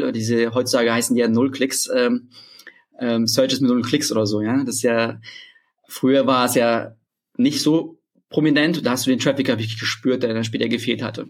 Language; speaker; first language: German; early bilingual, other home language; Russian